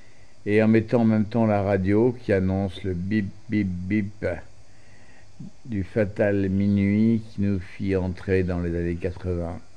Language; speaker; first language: French; native; French